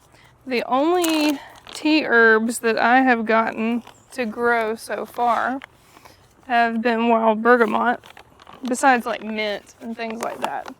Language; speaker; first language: English; native; English